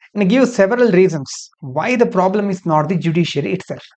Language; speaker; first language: English; non-native, local second language; Kannada